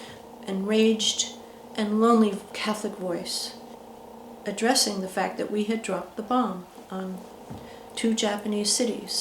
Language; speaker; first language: English; native; English